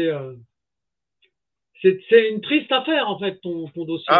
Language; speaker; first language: French; native; French